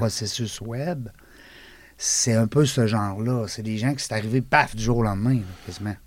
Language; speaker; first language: French; native; French